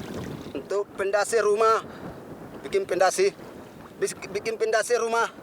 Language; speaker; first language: Indonesian; non-native, local second language; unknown